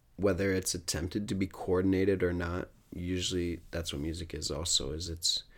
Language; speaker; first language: English; native; English